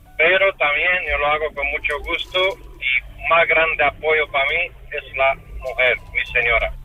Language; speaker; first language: Spanish; non-native, fluent; Romanian